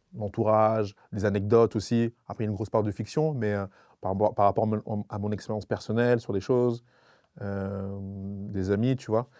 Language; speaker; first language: French; non-native, local second language; Sango